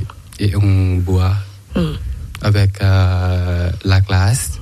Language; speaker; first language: French; non-native, learner; Thai